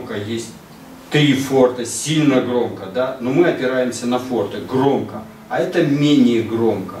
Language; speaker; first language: Russian; native; Russian